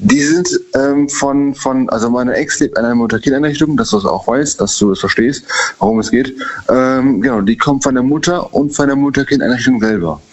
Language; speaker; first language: German; native; German